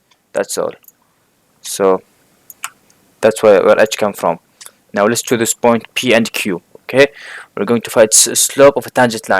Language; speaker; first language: English; non-native, fluent; Arabic